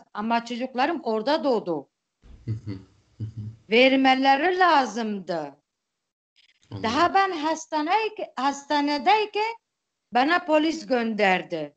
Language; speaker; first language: Turkish; non-native, local second language; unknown